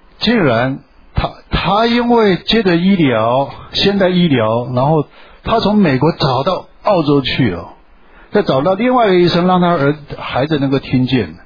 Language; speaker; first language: Chinese; non-native, local second language; Hakka Chinese